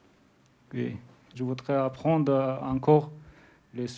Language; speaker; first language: French; non-native, learner; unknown